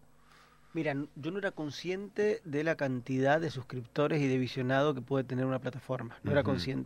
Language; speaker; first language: Spanish; native; Spanish